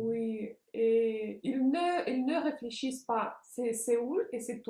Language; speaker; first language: French; non-native, fluent; Russian